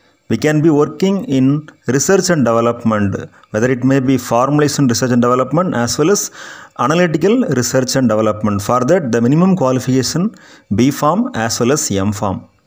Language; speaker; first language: English; non-native, local second language; Tamil